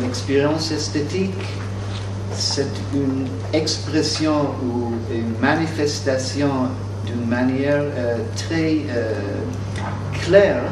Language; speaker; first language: French; non-native, fluent; English